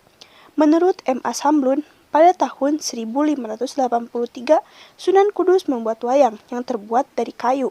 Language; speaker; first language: Indonesian; native; Indonesian